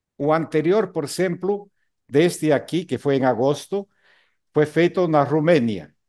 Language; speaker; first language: Portuguese; non-native, fluent; Spanish